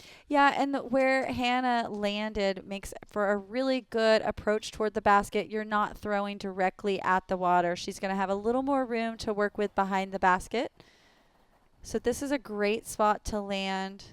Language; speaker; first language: English; native; English